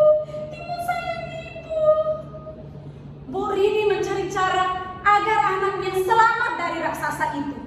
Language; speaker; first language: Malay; non-native, learner; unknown